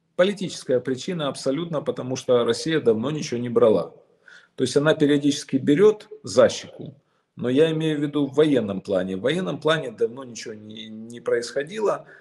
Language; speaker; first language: Russian; native; Russian